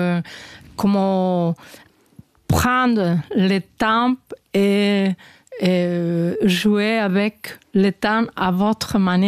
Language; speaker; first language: French; non-native, fluent; Spanish